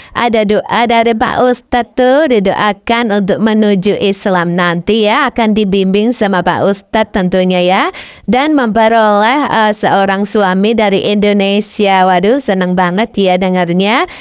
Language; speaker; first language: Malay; non-native, learner; Vietnamese